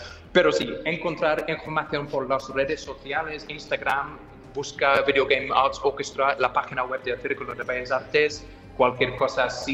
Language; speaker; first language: Spanish; non-native, fluent; English